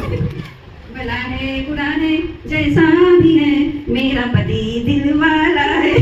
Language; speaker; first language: Hindi; non-native, local second language; Marathi